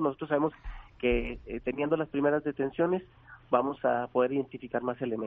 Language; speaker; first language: Spanish; native; Spanish